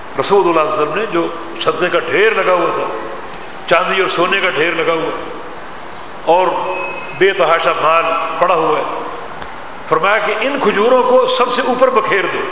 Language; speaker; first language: Urdu; non-native, local second language; Punjabi